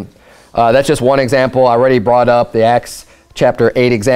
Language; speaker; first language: English; native; English